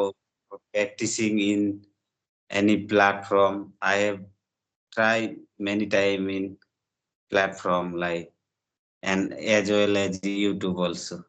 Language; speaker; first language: English; non-native, learner; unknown